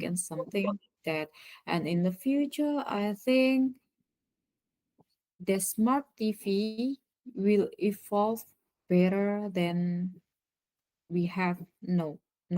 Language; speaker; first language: English; non-native, learner; Indonesian